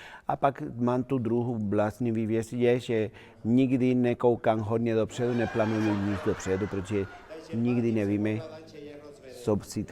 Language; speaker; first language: Czech; non-native, fluent; Spanish